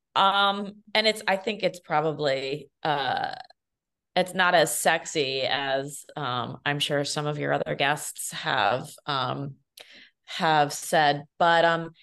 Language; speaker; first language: English; early bilingual, other home language; Spanish